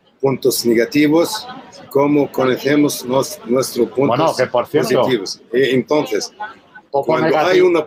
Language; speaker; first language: Spanish; non-native, learner; Arabic